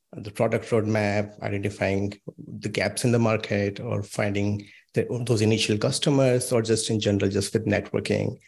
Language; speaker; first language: English; non-native, local second language; Hindi